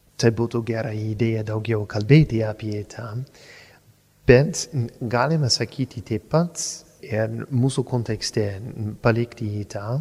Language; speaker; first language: Lithuanian; non-native, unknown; English